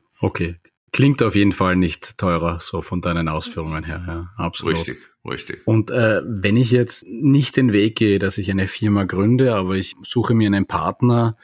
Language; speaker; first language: German; native; German